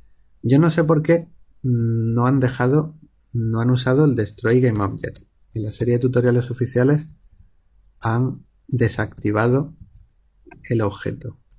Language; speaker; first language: Spanish; native; Spanish